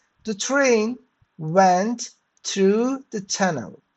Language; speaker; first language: English; non-native, fluent; Turkish